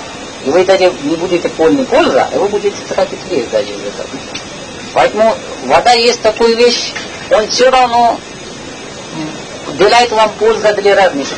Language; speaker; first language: Russian; non-native, learner; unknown